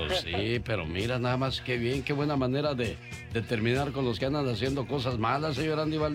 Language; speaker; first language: Spanish; native; Spanish